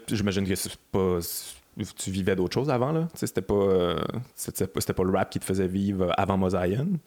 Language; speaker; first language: French; native; French